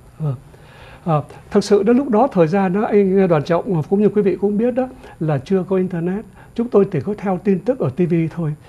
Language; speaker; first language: Vietnamese; native; Vietnamese